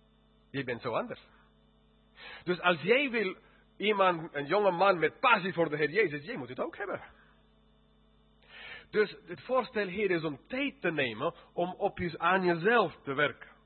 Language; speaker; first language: Dutch; non-native, fluent; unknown